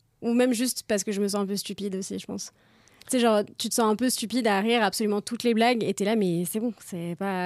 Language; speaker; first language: French; native; French